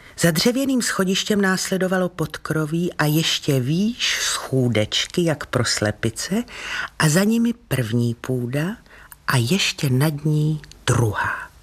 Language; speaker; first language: Czech; native; Czech